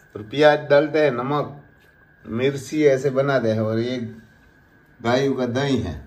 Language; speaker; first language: Hindi; non-native, local second language; Gujarati